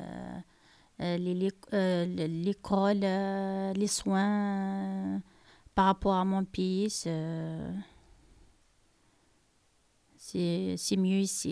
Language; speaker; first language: French; non-native, local second language; Arabic